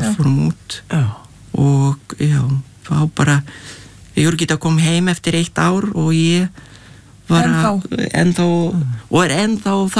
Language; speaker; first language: Icelandic; non-native, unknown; Lithuanian